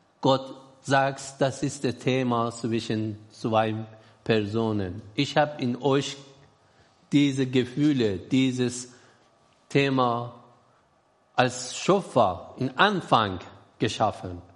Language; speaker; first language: German; non-native, learner; Persian